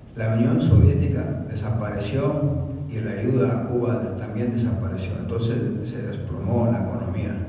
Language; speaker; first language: Spanish; early bilingual, other home language; English